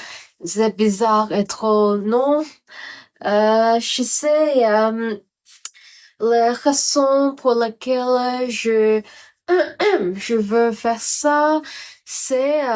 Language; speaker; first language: French; non-native, learner; Cantonese